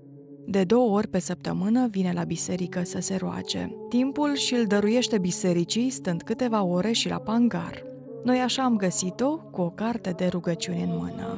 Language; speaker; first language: Romanian; native; Romanian